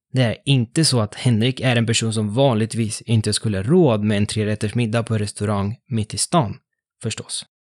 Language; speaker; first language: Swedish; non-native, fluent; Italian